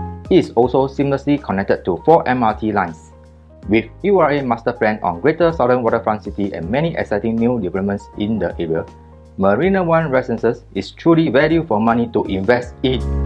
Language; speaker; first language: English; non-native, local second language; Chinese